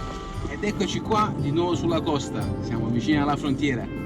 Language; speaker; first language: Italian; native; Italian